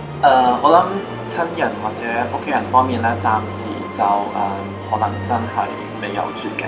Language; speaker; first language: Cantonese; native; Cantonese